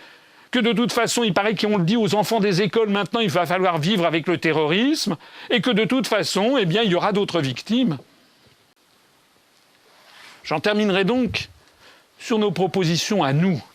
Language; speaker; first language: French; native; French